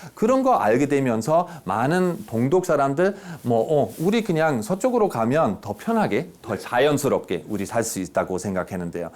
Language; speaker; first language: Korean; non-native, fluent; German